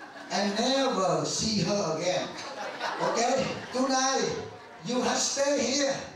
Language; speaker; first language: English; non-native, learner; Vietnamese